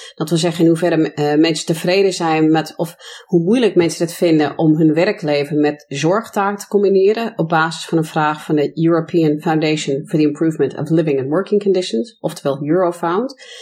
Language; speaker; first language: Dutch; non-native, fluent; English